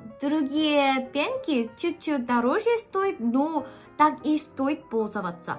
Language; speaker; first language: Russian; non-native, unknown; Korean